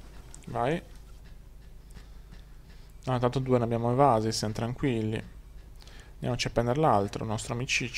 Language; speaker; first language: Italian; native; Italian